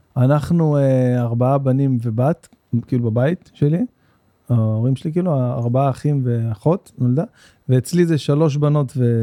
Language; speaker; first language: Hebrew; native; Hebrew